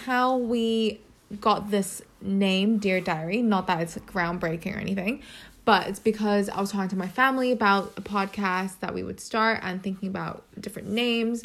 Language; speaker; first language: English; non-native, local second language; Cantonese